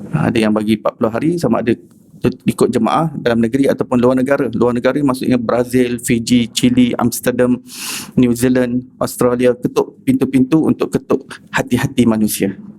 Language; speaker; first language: Malay; native; Malay